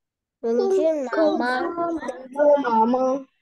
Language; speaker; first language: Chinese; non-native, learner; Indonesian